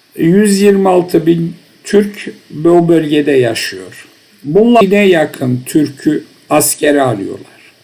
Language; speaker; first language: Turkish; early bilingual, heritage; Turkish